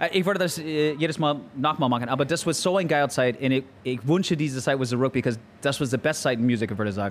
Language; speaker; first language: German; non-native, learner; English